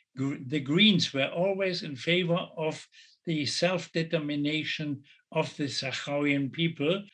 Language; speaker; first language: English; non-native, fluent; German